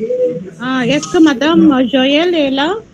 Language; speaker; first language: French; non-native, learner; Tamil